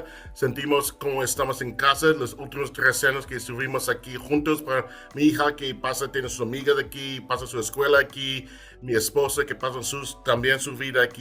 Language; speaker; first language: Spanish; non-native, fluent; English